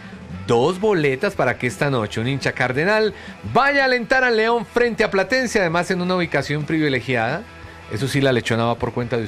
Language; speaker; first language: Spanish; native; Spanish